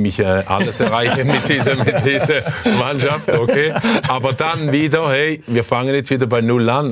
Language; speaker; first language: German; native; German